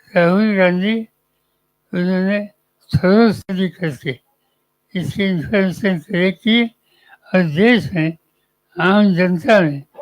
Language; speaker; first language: Hindi; non-native, local second language; Marathi